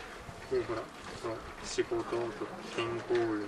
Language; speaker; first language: Japanese; native; Japanese